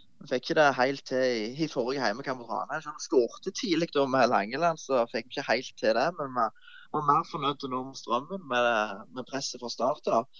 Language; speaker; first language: Norwegian; native; Norwegian